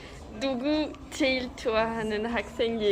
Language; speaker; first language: Korean; non-native, learner; French